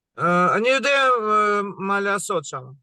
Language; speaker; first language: Hebrew; non-native, learner; Russian